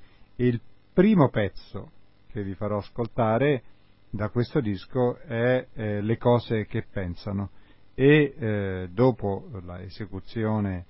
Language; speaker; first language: Italian; native; Italian